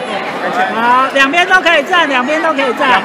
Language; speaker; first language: Chinese; native; Chinese